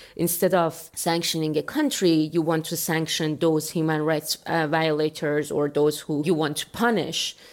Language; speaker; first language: English; non-native, fluent; Persian